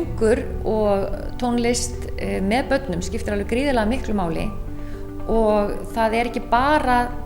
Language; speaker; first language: Icelandic; native; Icelandic